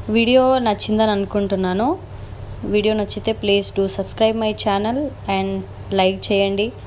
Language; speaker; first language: Telugu; non-native, local second language; Lambadi